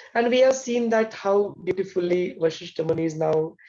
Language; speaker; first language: English; non-native, local second language; Hindi